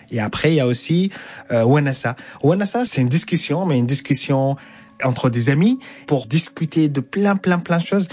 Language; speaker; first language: French; non-native, fluent; Arabic